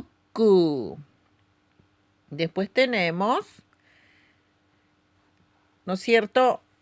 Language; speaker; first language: Spanish; non-native, local second language; Aymara